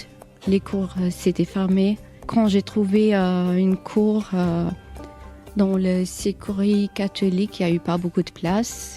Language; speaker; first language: French; non-native, learner; Albanian